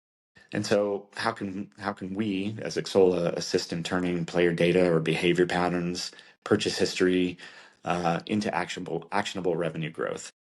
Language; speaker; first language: English; native; English